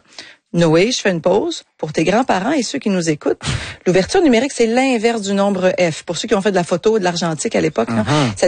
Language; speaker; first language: French; native; French